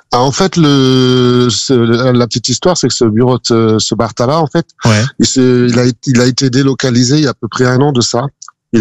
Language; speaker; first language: French; native; French